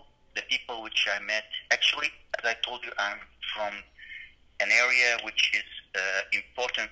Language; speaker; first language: English; non-native, learner; Arabic